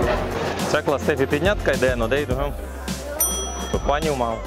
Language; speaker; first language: Vietnamese; non-native, learner; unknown